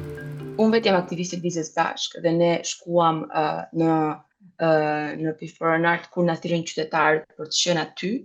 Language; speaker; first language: Albanian; native; Albanian